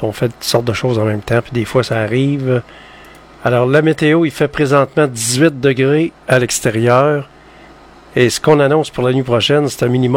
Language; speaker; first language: French; native; French